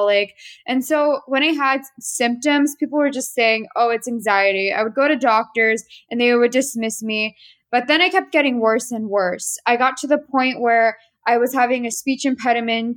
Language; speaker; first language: English; native; English